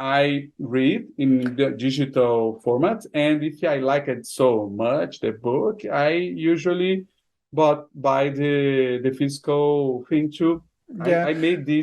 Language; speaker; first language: English; non-native, fluent; Portuguese